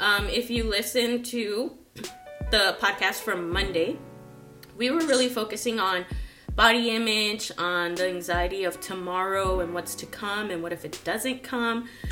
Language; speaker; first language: English; early bilingual, other home language; Spanish